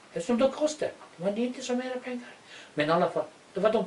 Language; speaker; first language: Swedish; non-native, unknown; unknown